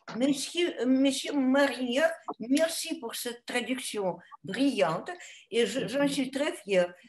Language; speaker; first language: French; non-native, fluent; Russian